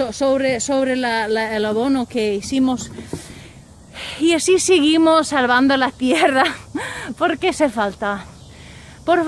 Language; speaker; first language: Spanish; non-native, learner; English